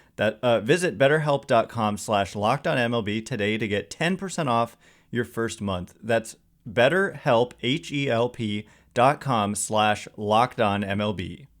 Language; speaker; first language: English; native; English